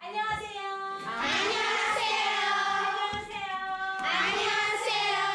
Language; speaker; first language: Korean; non-native, learner; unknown